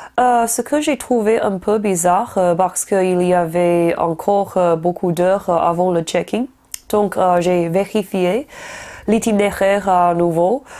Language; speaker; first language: French; non-native, learner; Chinese